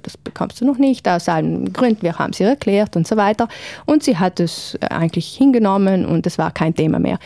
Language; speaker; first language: German; native; German